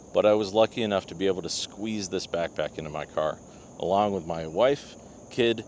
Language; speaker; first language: English; native; English